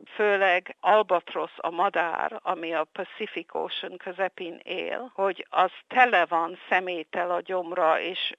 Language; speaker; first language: Hungarian; early bilingual, heritage; Hungarian